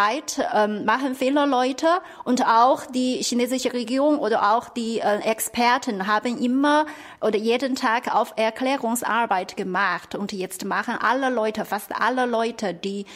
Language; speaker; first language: German; non-native, fluent; Chinese